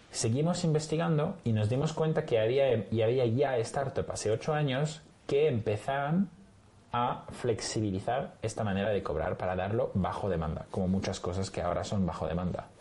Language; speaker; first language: Spanish; non-native, fluent; French